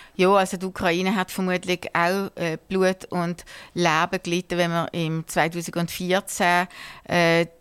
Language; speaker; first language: German; native; German